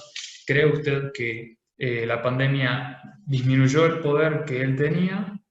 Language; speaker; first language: Spanish; native; Spanish